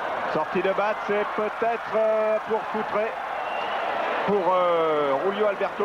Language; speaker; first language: French; native; French